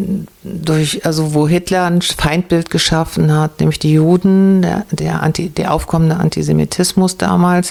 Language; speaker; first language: German; native; German